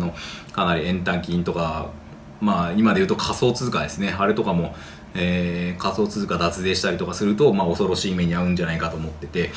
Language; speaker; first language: Japanese; native; Japanese